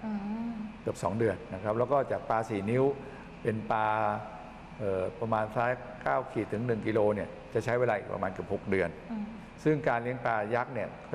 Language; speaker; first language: Thai; native; Thai